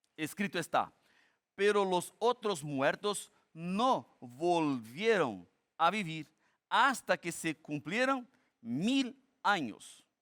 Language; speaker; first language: Spanish; non-native, fluent; Portuguese